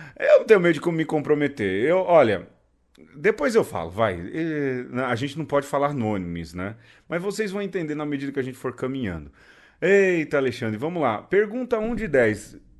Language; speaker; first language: Portuguese; native; Portuguese